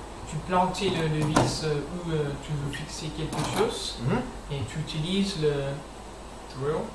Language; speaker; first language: French; non-native, learner; English